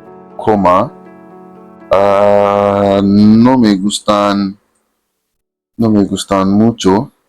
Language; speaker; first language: Spanish; non-native, fluent; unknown